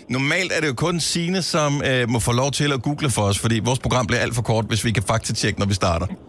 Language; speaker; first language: Danish; native; Danish